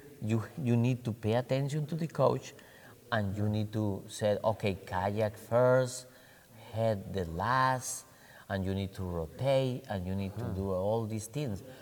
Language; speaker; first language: English; non-native, fluent; Spanish